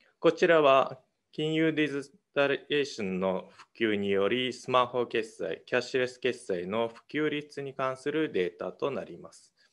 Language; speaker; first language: Japanese; non-native, fluent; Mongolian